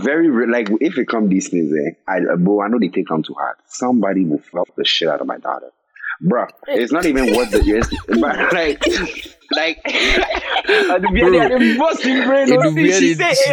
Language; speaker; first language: English; non-native, local second language; Akan